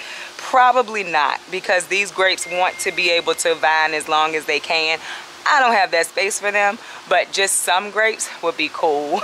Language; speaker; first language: English; native; English